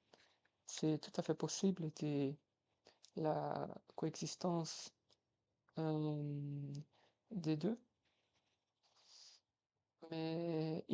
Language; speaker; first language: French; non-native, fluent; Portuguese